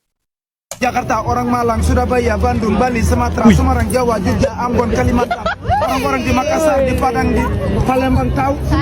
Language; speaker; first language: Indonesian; non-native, learner; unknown